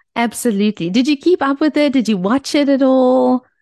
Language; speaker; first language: English; native; English